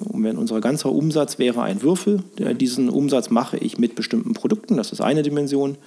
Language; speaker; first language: German; native; German